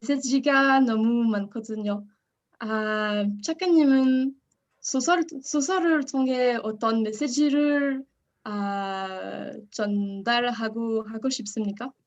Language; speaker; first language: Korean; non-native, learner; French